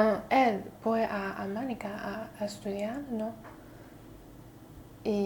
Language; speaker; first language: Spanish; non-native, learner; Chinese